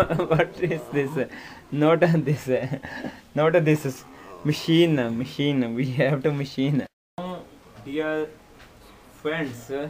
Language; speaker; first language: English; non-native, local second language; Hindi